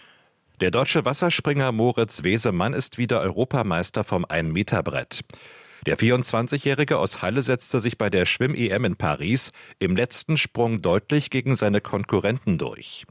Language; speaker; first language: German; native; German